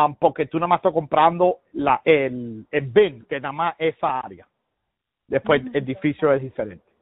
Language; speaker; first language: Spanish; early bilingual, heritage; Spanish